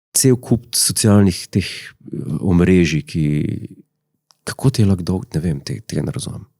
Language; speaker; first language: Slovenian; native; Slovenian